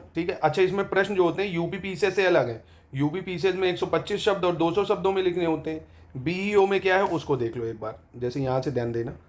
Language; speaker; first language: Hindi; native; Hindi